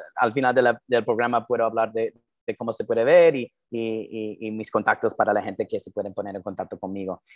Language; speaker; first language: Spanish; non-native, fluent; English